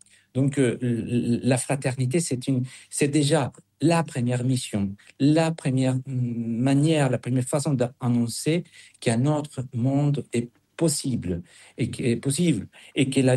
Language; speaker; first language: French; non-native, fluent; Spanish